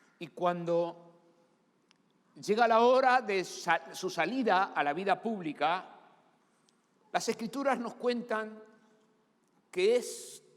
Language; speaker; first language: Spanish; native; Spanish